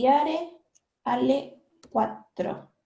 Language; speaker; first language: Italian; non-native, learner; Spanish